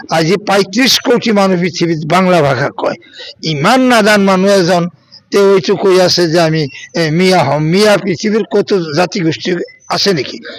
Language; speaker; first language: Assamese; non-native, local second language; Bangla